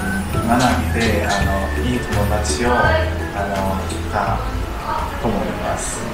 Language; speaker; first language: Japanese; non-native, learner; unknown